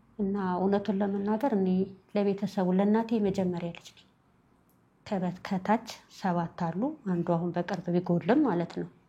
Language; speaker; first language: Amharic; native; Amharic